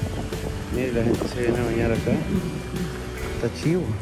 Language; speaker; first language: Spanish; native; Spanish